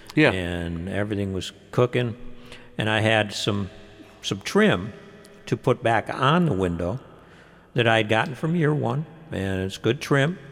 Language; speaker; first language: English; native; English